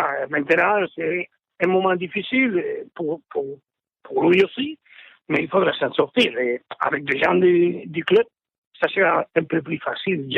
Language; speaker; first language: French; non-native, fluent; Spanish